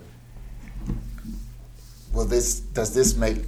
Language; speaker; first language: English; native; English